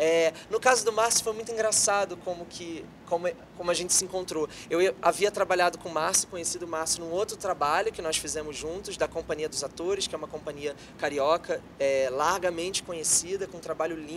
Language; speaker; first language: Portuguese; native; Portuguese